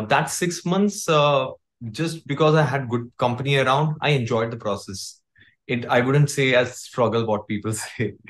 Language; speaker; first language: English; non-native, local second language; Hindi